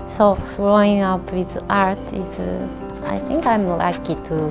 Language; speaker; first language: English; non-native, learner; Japanese